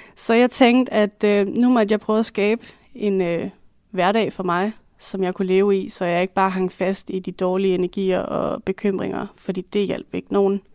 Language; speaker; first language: Danish; native; Danish